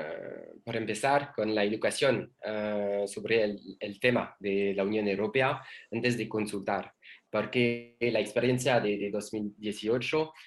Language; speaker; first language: Spanish; non-native, learner; French